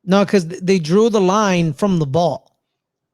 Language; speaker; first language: English; native; English